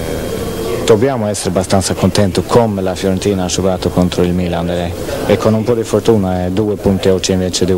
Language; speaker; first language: Italian; non-native, fluent; Swedish